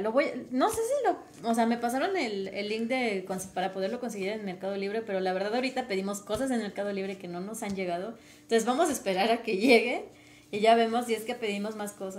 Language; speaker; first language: Spanish; native; Spanish